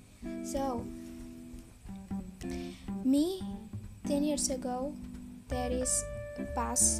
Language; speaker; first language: English; non-native, learner; Indonesian